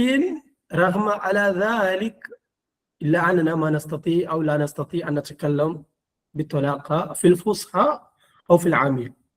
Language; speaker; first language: Arabic; non-native, fluent; Malayalam